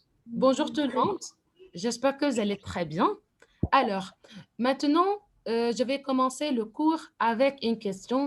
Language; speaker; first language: French; non-native, fluent; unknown